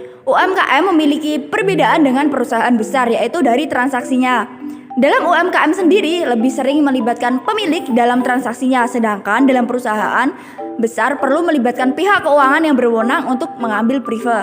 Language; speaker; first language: Indonesian; native; Indonesian